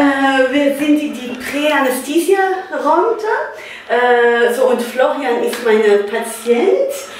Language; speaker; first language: German; non-native, learner; Dutch